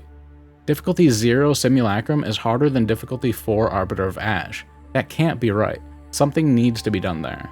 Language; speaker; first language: English; native; English